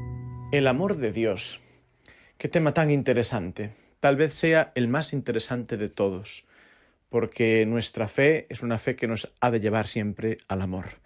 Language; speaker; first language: Spanish; native; Spanish